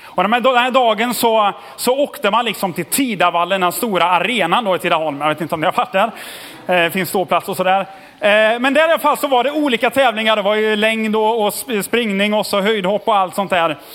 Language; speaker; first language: Swedish; native; Swedish